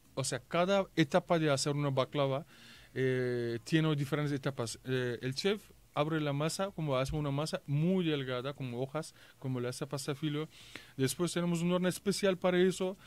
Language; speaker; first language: Spanish; non-native, fluent; Turkish